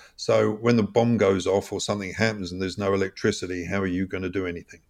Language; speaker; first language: English; native; English